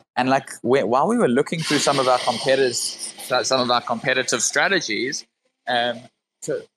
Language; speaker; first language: English; native; English